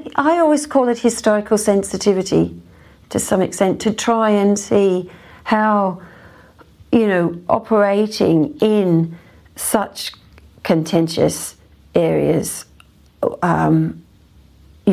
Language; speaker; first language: English; native; English